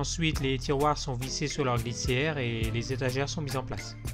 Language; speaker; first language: French; native; French